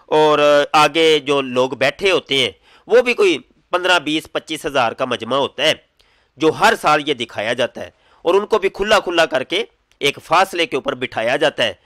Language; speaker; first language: Urdu; non-native, local second language; Punjabi